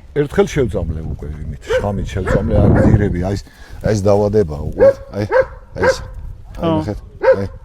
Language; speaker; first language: Georgian; native; Georgian